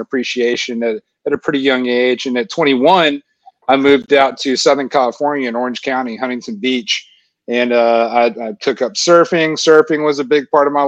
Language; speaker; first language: English; native; English